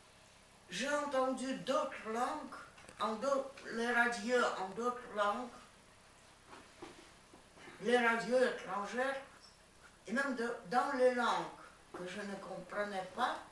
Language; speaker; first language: French; non-native, fluent; Russian